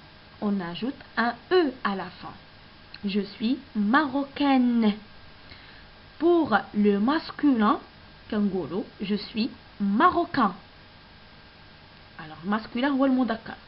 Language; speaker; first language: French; non-native, local second language; Arabic